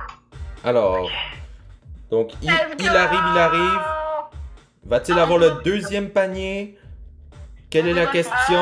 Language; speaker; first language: French; native; French